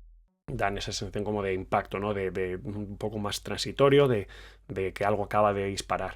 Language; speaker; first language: Spanish; native; Spanish